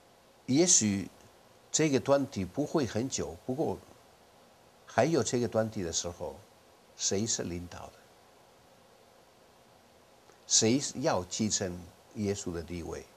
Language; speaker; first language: Chinese; non-native, fluent; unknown